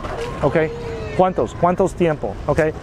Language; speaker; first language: Spanish; non-native, learner; Vietnamese